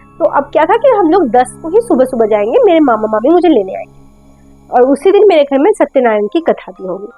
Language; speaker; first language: Hindi; non-native, local second language; Bangla